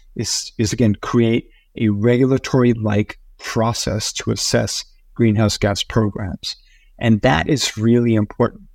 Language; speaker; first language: English; early bilingual, other home language; Spanish